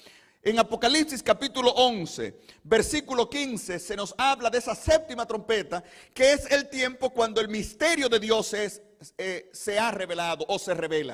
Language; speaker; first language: Spanish; native; Spanish